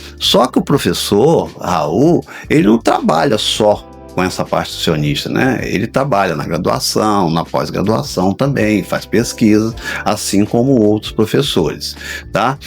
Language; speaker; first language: Portuguese; native; Portuguese